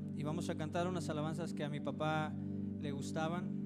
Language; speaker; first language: Spanish; early bilingual, heritage; Spanish